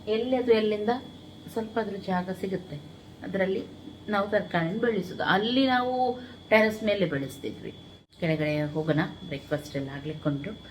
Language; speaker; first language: Kannada; native; Kannada